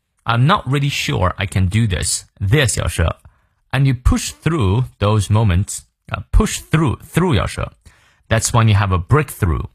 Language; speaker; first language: English; non-native, fluent; Chinese